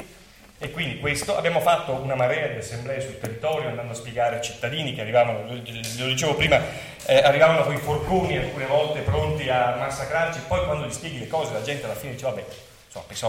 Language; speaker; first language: Italian; native; Italian